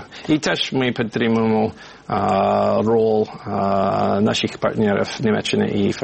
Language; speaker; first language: Ukrainian; non-native, learner; English